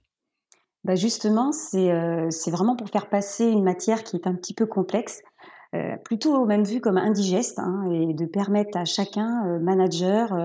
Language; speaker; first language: French; native; French